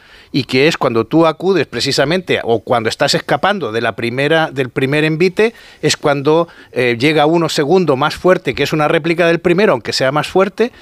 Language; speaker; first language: Spanish; native; Spanish